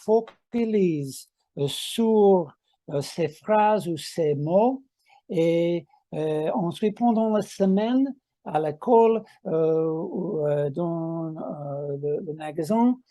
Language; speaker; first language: French; non-native, fluent; English